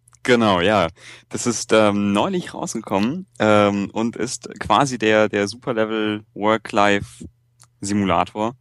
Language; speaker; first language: German; native; German